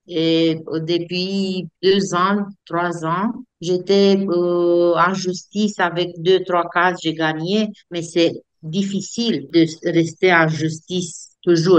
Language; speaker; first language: French; non-native, fluent; Romanian